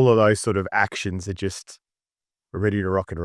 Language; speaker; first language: English; native; English